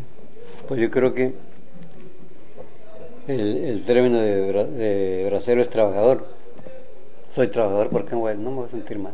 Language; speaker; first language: Spanish; native; Spanish